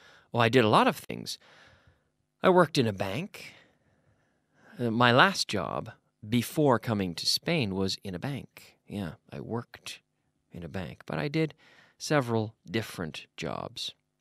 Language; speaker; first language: English; native; English